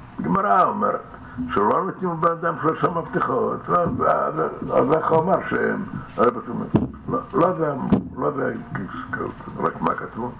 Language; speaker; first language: Hebrew; non-native, fluent; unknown